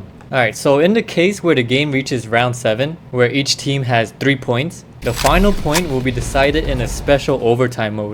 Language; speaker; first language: English; native; English